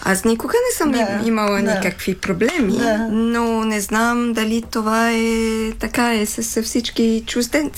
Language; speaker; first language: Bulgarian; non-native, fluent; French